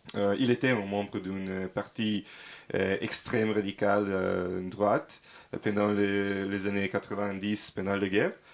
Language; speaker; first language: French; non-native, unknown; Serbian